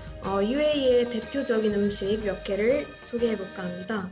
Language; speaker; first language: Korean; non-native, fluent; Arabic